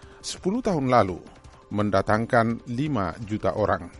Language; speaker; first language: Indonesian; native; Indonesian